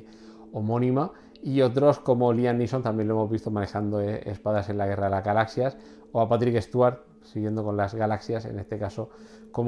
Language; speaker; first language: Spanish; native; Spanish